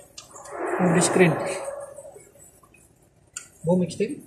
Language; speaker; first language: English; non-native, learner; Filipino